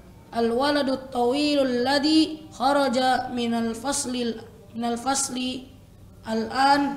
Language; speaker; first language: Arabic; non-native, learner; Indonesian